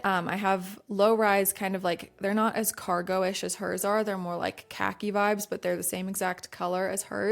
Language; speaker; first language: English; native; English